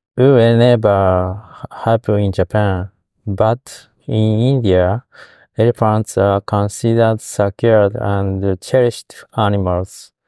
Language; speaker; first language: English; non-native, fluent; Japanese